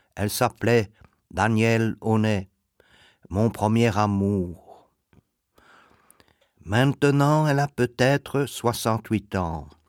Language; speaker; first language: French; native; French